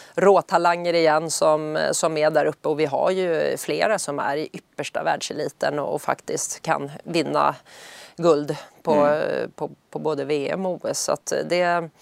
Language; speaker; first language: Swedish; native; Swedish